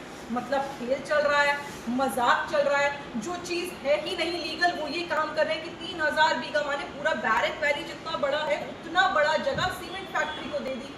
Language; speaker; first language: Hindi; non-native, local second language; Assamese